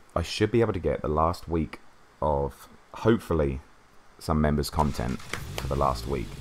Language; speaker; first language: English; native; English